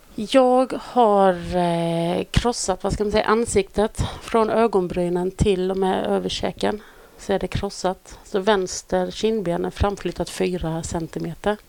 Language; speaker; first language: Swedish; native; Swedish